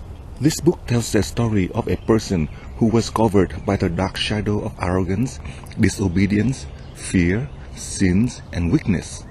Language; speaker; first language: English; non-native, fluent; Vietnamese